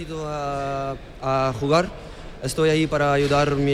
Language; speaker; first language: Spanish; non-native, learner; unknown